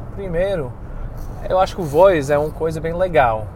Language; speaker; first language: Portuguese; non-native, fluent; English